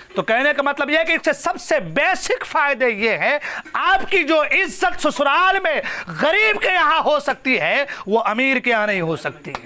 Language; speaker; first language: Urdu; non-native, local second language; Assamese